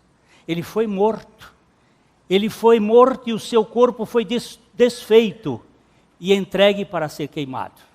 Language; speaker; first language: Portuguese; native; Portuguese